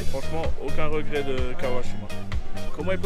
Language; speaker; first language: French; native; French